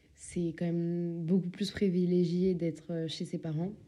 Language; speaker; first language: French; native; French